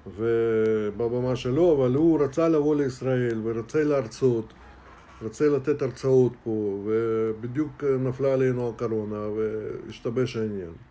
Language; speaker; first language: Hebrew; non-native, fluent; Russian